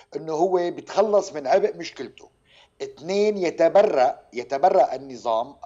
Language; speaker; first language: Arabic; native; Arabic